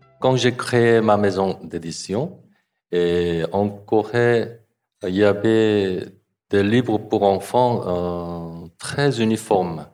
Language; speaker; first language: French; non-native, fluent; Korean